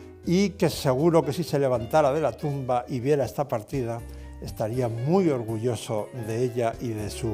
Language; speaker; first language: Spanish; native; Spanish